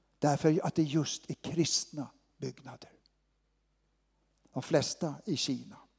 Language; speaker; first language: Swedish; native; Swedish